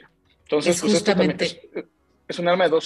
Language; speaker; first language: Spanish; native; Spanish